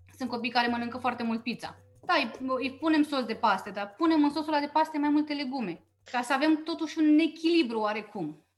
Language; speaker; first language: Romanian; native; Romanian